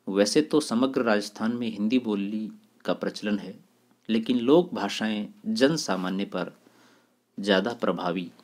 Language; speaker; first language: Hindi; native; Hindi